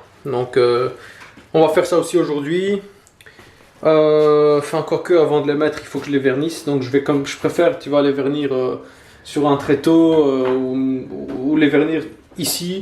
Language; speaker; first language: French; native; French